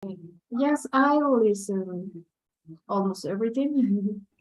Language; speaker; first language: English; non-native, learner; Spanish